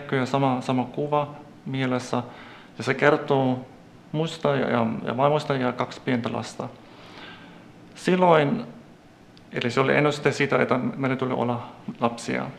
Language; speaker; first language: Finnish; non-native, fluent; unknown